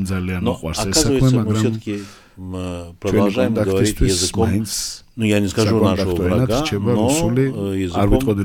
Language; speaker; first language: Russian; non-native, local second language; Georgian